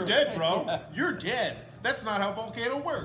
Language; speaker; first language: English; native; English